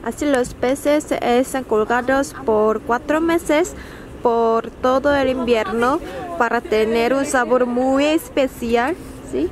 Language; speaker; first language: Spanish; non-native, fluent; Korean